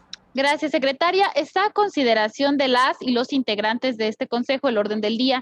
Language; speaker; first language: Spanish; native; Spanish